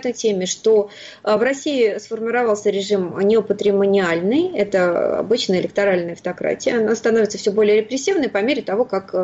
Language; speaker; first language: Russian; native; Russian